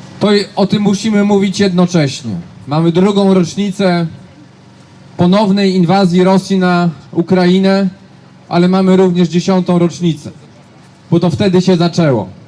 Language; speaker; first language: Polish; native; Polish